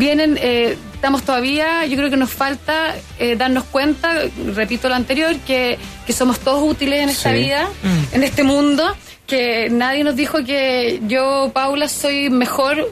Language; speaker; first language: Spanish; native; Spanish